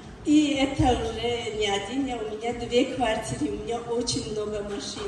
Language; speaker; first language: Russian; non-native, learner; Tajik